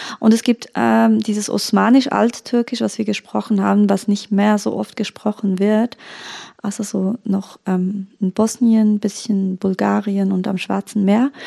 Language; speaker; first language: German; early bilingual, other home language; Turkish